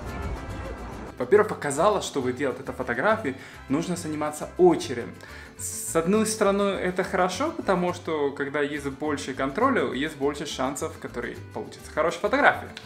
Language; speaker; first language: Russian; non-native, fluent; Spanish